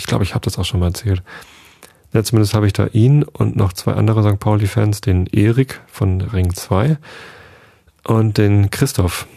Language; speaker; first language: German; native; German